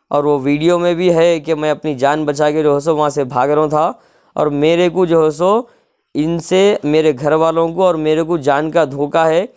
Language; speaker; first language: Hindi; non-native, local second language; Urdu